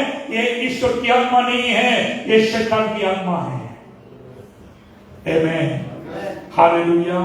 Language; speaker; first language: Hindi; non-native, local second language; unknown